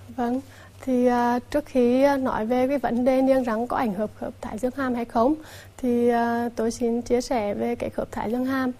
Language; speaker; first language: Vietnamese; native; Vietnamese